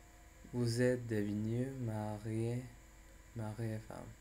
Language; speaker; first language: French; non-native, learner; English